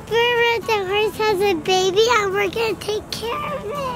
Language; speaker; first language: English; native; English